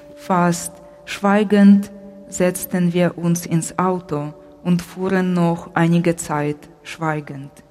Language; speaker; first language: German; non-native, fluent; Ukrainian